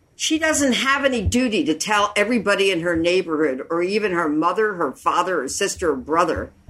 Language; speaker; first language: English; native; English